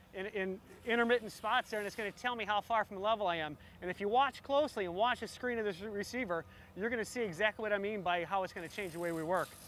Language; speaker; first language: English; native; English